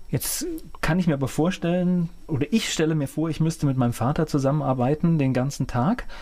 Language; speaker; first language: German; native; German